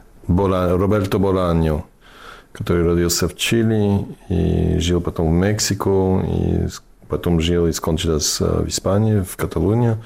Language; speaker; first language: Russian; non-native, fluent; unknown